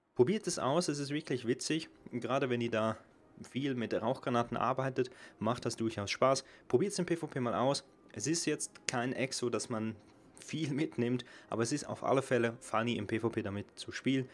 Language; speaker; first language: German; native; German